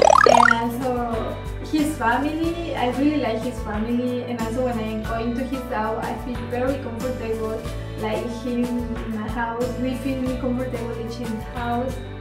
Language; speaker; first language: English; non-native, learner; Spanish